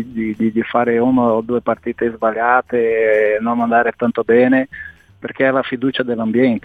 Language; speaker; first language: Italian; non-native, fluent; Portuguese